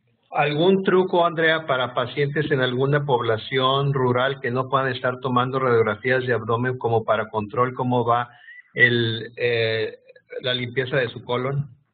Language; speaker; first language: Spanish; native; Spanish